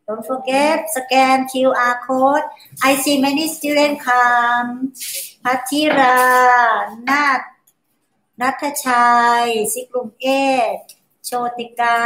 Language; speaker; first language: English; non-native, learner; Thai